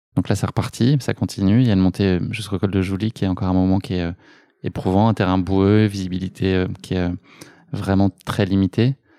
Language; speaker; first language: French; native; French